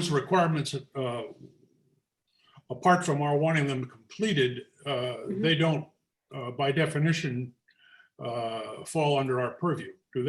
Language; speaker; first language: English; native; English